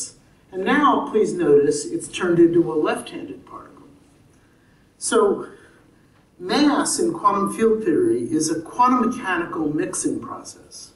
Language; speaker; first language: English; native; English